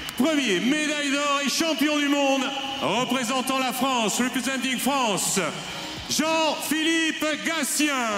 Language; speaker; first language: French; native; French